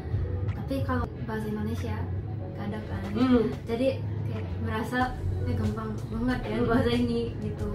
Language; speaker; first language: Indonesian; non-native, fluent; Japanese